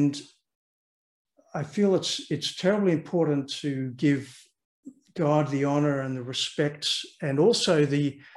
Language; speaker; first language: English; native; English